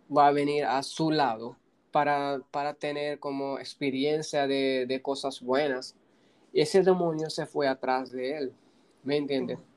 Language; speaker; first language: Spanish; non-native, fluent; Punjabi